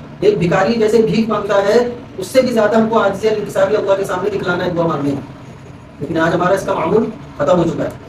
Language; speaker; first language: Urdu; native; Urdu